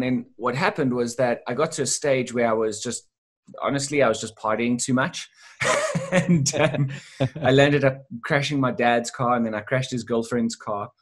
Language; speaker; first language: English; native; English